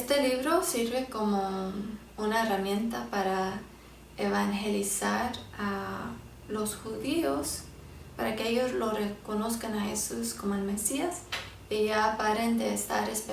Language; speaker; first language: Spanish; early bilingual, heritage; Spanish